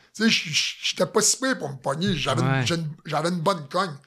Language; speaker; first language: French; native; French